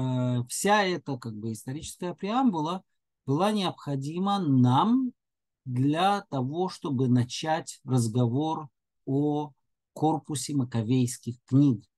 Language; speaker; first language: Russian; native; Russian